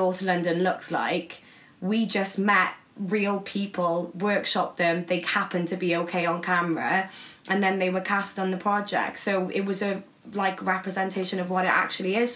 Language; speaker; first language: English; native; English